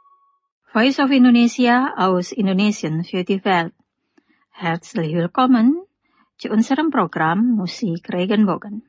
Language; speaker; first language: German; non-native, fluent; Indonesian